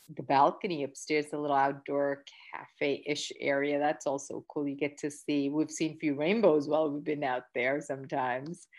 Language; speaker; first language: English; early bilingual, other home language; Gujarati